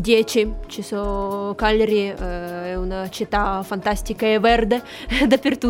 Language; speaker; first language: Italian; non-native, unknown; Russian